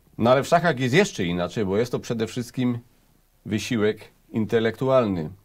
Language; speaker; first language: Polish; native; Polish